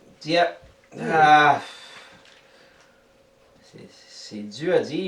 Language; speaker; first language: French; native; French